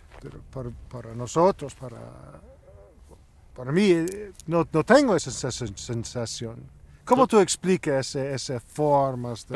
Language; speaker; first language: Spanish; non-native, learner; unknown